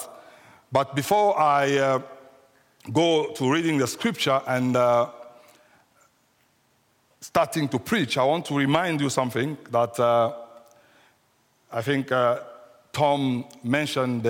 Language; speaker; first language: English; non-native, fluent; French